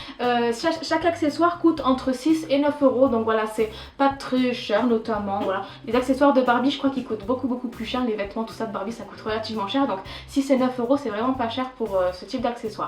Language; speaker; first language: French; native; French